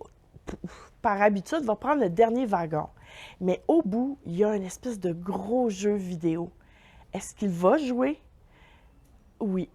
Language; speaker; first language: French; native; French